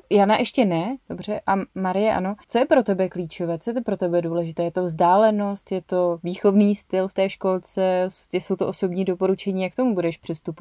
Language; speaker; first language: Czech; native; Czech